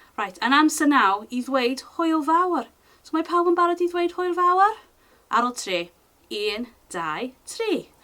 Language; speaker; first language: Welsh; non-native, local second language; English